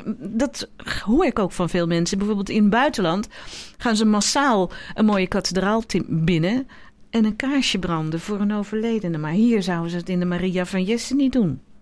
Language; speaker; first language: Dutch; native; Dutch